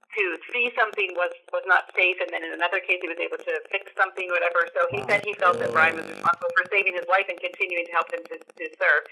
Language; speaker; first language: English; native; English